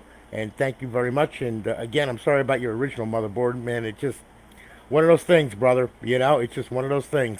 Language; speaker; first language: English; native; English